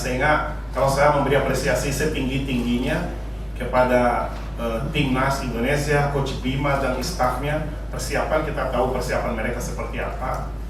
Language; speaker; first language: Indonesian; non-native, fluent; Portuguese